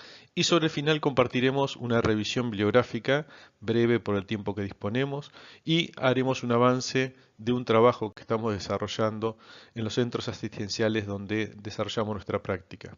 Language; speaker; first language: Spanish; native; Spanish